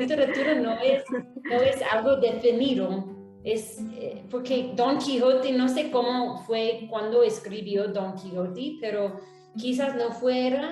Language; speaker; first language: Spanish; non-native, fluent; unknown